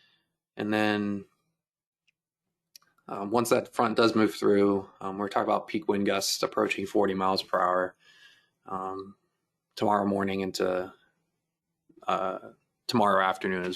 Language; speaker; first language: English; native; English